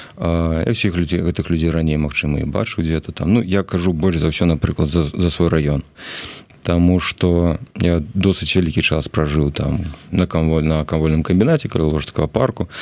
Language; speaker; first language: Belarusian; non-native, local second language; Russian